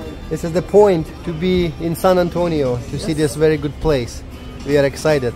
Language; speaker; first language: English; non-native, fluent; Ukrainian